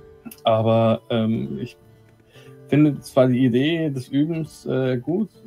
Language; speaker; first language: German; native; German